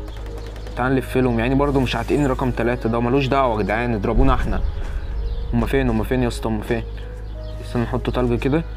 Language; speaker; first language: Arabic; native; Arabic